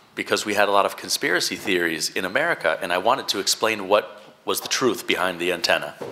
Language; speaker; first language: English; native; English